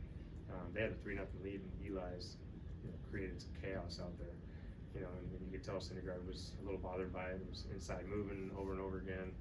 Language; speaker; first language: English; native; English